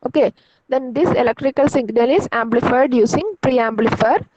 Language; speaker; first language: English; non-native, local second language; Malayalam